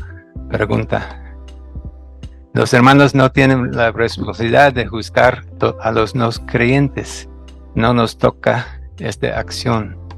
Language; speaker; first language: Spanish; non-native, fluent; English